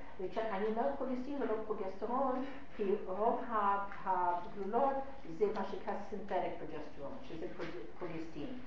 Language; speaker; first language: Hebrew; non-native, fluent; English